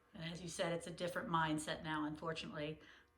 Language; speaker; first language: English; native; English